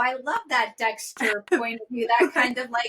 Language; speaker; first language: English; native; English